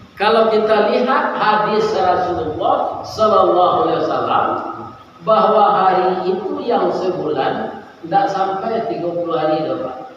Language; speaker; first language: Malay; non-native, local second language; Minangkabau